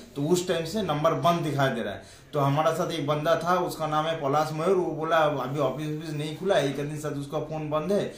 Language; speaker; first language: Hindi; non-native, local second language; Bangla